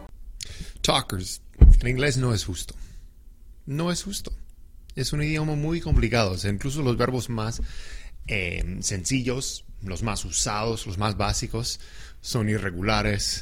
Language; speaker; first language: Spanish; non-native, fluent; English